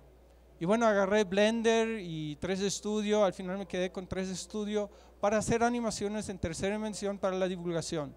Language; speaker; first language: Spanish; non-native, fluent; German